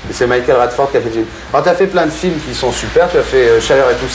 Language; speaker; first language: French; native; French